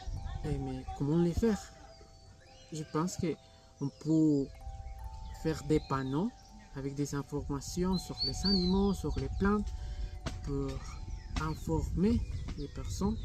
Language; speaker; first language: French; non-native, learner; Spanish